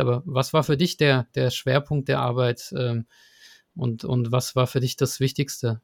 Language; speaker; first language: German; native; German